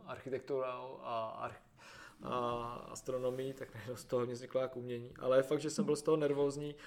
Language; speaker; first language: Czech; native; Czech